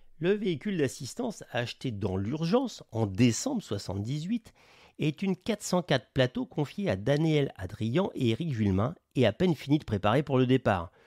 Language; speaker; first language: French; native; French